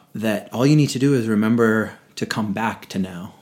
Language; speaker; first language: English; native; English